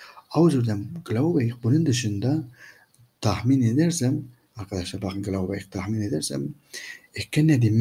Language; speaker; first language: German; non-native, fluent; Turkish